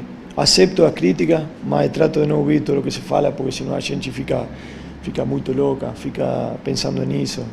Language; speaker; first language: Portuguese; non-native, fluent; Spanish